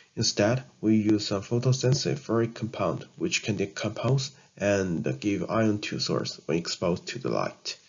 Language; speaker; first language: English; non-native, learner; Chinese